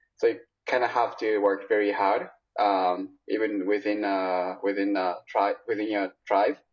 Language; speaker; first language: English; non-native, fluent; Japanese